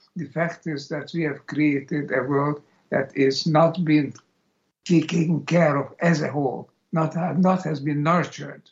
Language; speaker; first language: English; non-native, fluent; Hungarian